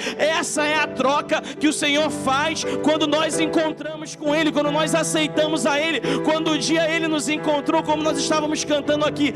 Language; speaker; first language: Portuguese; native; Portuguese